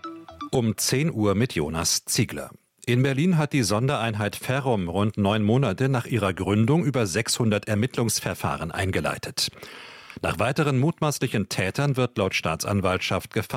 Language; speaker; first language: German; native; German